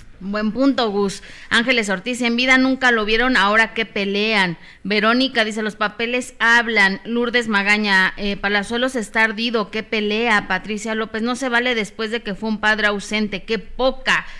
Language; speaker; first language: Spanish; native; Spanish